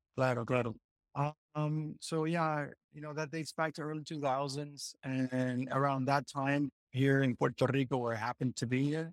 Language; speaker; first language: English; non-native, fluent; Spanish